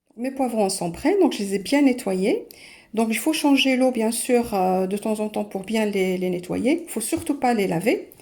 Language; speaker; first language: French; non-native, local second language; Arabic